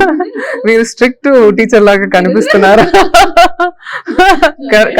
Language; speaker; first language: Telugu; non-native, learner; Tamil